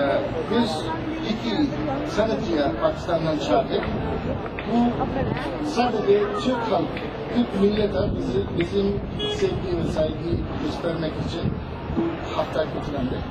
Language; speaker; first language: Turkish; non-native, learner; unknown